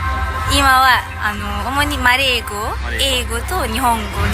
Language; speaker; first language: Japanese; non-native, fluent; Malay